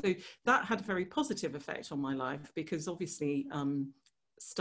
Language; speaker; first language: English; native; English